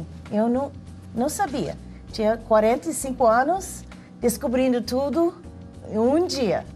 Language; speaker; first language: Portuguese; non-native, fluent; English